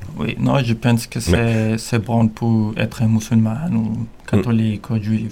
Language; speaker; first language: French; non-native, learner; Spanish